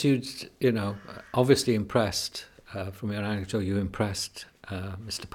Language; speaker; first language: English; native; English